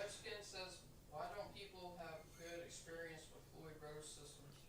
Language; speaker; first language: English; native; English